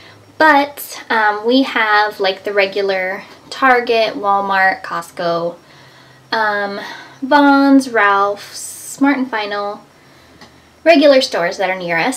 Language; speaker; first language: English; native; English